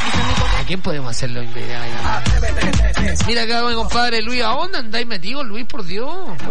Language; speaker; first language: Spanish; native; Spanish